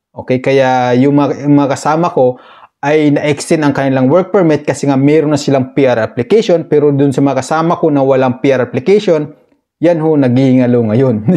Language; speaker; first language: Filipino; native; Filipino